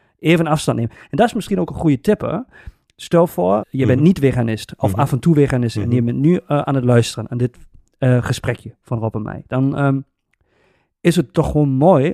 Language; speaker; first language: Dutch; native; Dutch